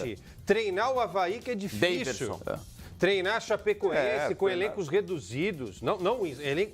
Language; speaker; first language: Portuguese; native; Portuguese